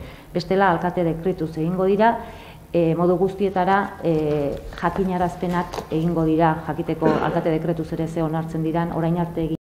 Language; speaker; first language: Basque; native; Basque